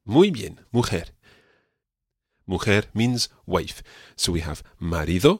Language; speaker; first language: Spanish; non-native, fluent; English